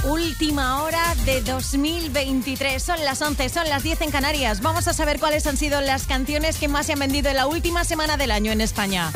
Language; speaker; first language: Spanish; native; Spanish